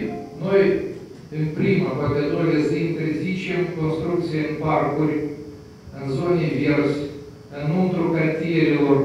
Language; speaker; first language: Romanian; non-native, local second language; Russian